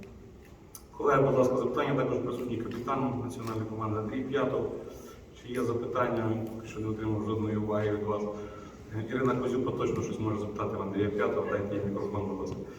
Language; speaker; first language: Ukrainian; native; Ukrainian